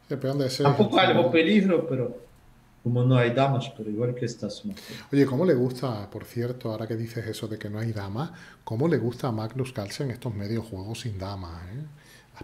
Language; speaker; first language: Spanish; native; Spanish